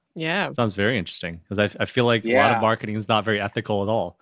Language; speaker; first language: English; early bilingual, other home language; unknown